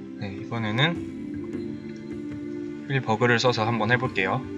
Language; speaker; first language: Korean; native; Korean